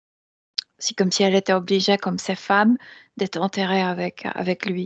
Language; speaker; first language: French; non-native, fluent; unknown